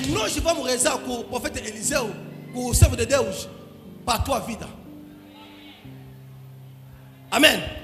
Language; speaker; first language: Portuguese; non-native, learner; Lingala